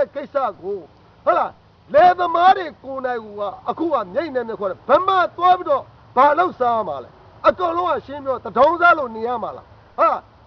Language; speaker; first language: Burmese; native; Burmese